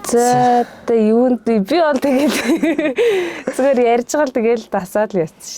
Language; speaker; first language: Mongolian; native; Mongolian